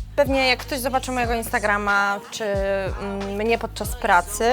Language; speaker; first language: Polish; native; Polish